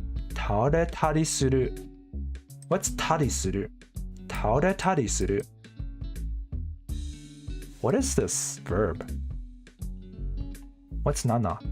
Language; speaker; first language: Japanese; non-native, learner; English